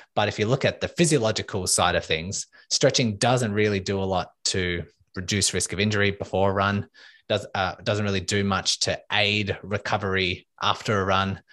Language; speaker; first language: English; native; English